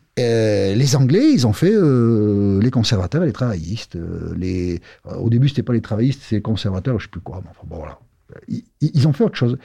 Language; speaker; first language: French; non-native, local second language; Basque